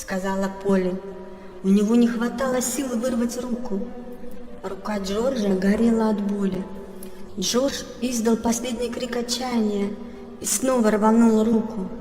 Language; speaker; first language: Russian; native; Russian